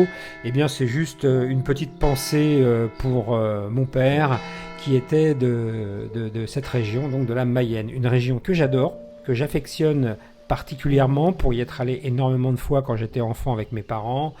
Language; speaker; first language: French; native; French